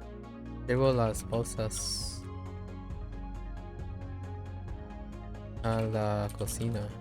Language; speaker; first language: Spanish; non-native, learner; English